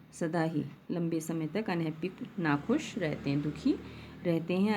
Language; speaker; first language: Hindi; native; Hindi